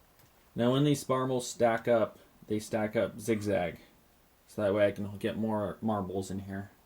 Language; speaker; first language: English; native; English